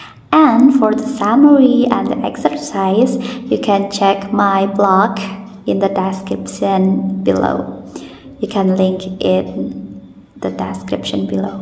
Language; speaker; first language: English; non-native, fluent; Indonesian